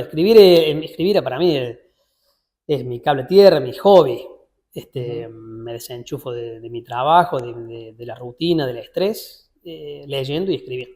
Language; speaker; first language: Spanish; native; Spanish